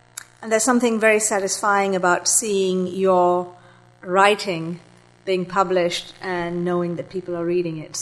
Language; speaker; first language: English; non-native, local second language; Tamil